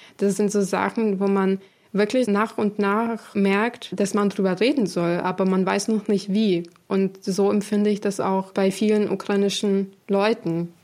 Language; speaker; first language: German; non-native, fluent; Ukrainian